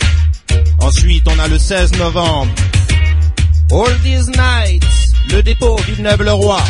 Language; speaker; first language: French; native; French